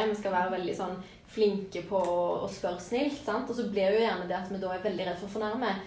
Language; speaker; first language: Norwegian; native; Norwegian